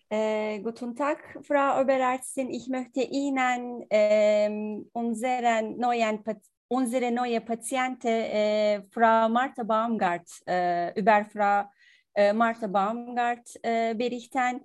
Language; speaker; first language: German; non-native, learner; Turkish